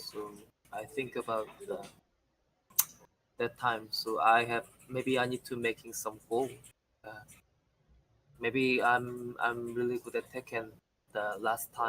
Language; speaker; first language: English; non-native, learner; Korean